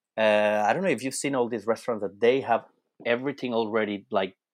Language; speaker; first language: English; non-native, fluent; Spanish